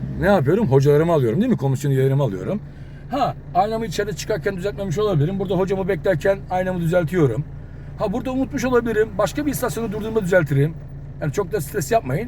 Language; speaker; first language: Turkish; native; Turkish